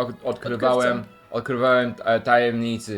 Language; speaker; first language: Polish; non-native, learner; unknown